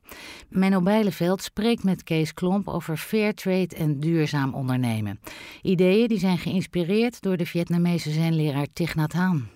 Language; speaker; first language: Dutch; native; Dutch